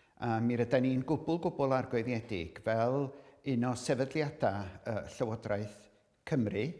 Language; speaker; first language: Welsh; native; Welsh